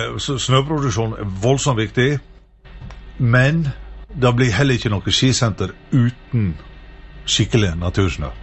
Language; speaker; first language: Norwegian; native; Norwegian